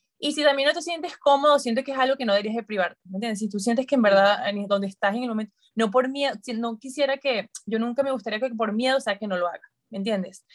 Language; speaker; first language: Spanish; native; Spanish